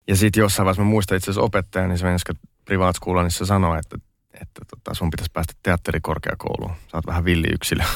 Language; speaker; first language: Finnish; non-native, local second language; Swedish